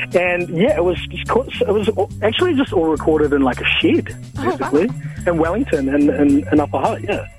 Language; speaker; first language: English; native; English